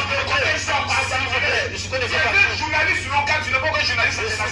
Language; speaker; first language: French; native; French